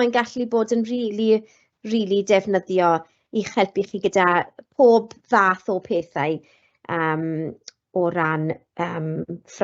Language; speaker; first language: Welsh; non-native, local second language; English